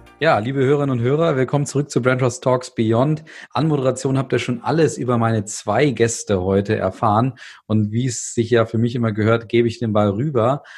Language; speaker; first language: German; native; German